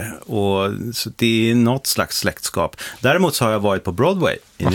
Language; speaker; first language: Swedish; native; Swedish